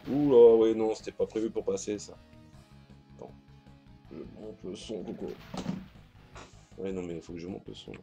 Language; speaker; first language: French; native; French